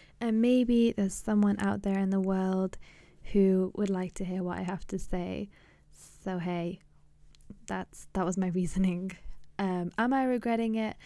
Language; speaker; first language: English; early bilingual, other home language; Punjabi